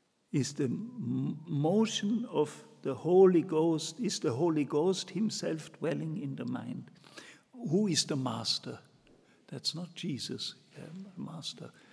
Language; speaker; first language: English; non-native, fluent; German